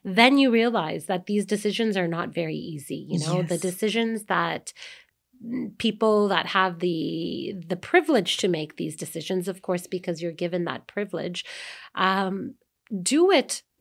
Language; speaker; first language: English; native; English